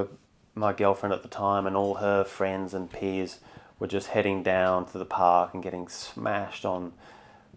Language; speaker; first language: English; native; English